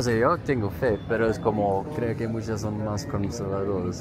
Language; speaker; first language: Spanish; non-native, learner; Swedish